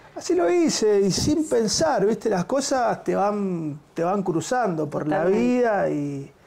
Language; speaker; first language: Spanish; native; Spanish